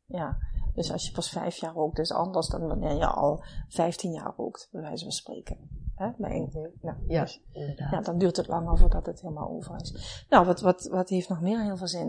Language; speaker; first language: Dutch; native; Dutch